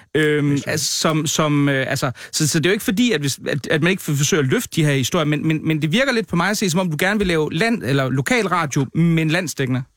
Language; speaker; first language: Danish; native; Danish